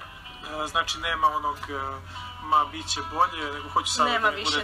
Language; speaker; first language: Serbian; native; Serbian